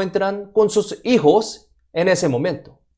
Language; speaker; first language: Spanish; non-native, fluent; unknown